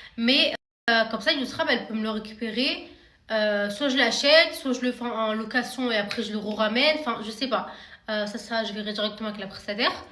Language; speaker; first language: French; native; French